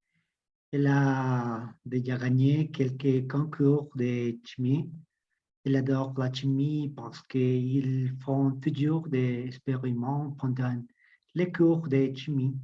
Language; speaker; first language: French; non-native, learner; Spanish